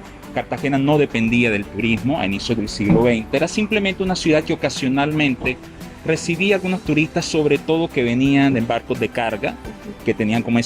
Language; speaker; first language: Spanish; native; Spanish